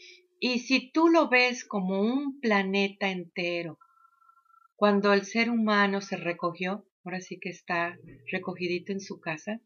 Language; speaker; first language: Spanish; native; Spanish